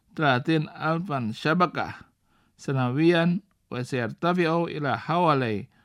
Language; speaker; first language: Arabic; non-native, fluent; Indonesian